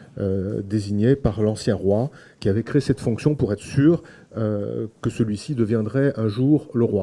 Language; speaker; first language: French; native; French